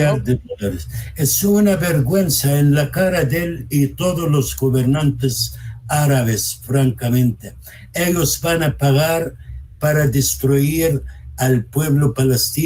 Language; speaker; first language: Spanish; non-native, fluent; Arabic